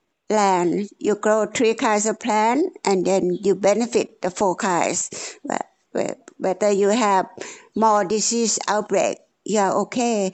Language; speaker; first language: English; non-native, fluent; Thai